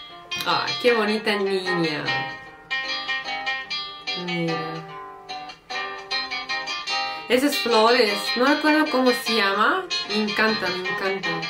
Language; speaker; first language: Spanish; non-native, fluent; Russian